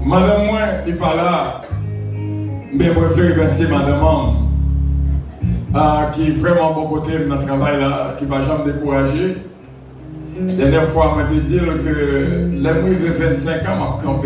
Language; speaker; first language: French; non-native, local second language; Haitian Creole